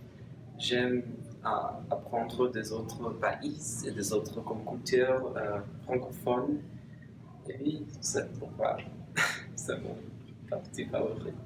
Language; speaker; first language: French; non-native, learner; English